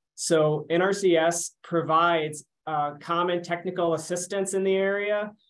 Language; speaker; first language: English; native; English